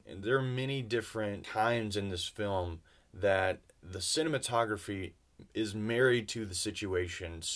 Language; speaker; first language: English; native; English